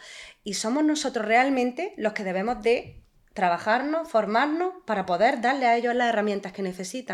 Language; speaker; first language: Spanish; native; Spanish